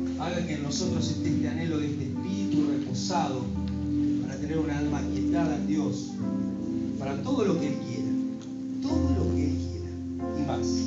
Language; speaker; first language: Spanish; native; Spanish